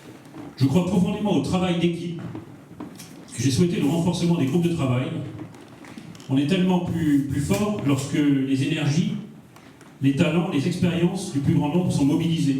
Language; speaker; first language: French; native; French